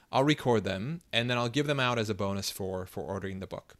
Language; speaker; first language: English; non-native, fluent; Turkish